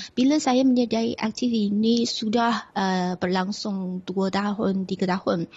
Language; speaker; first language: Malay; non-native, fluent; Chinese